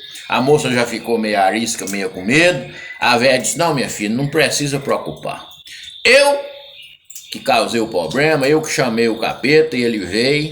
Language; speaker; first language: Portuguese; native; Portuguese